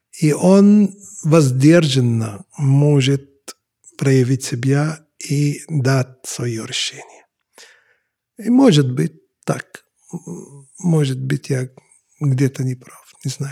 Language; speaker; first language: Russian; non-native, fluent; Arabic